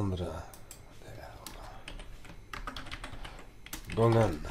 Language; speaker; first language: Swedish; non-native, learner; English